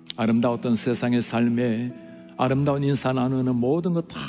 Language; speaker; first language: Korean; native; Korean